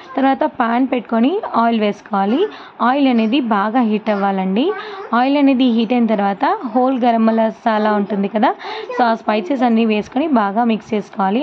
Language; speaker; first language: Telugu; non-native, local second language; Urdu